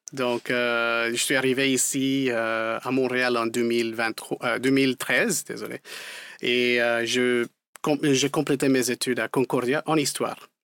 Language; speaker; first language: French; non-native, fluent; Spanish